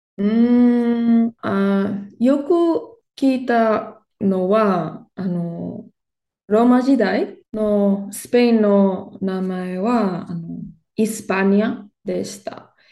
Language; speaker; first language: Japanese; non-native, fluent; Spanish